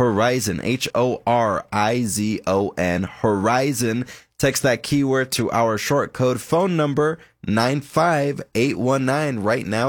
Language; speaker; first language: English; native; English